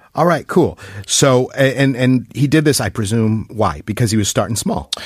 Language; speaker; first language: English; native; English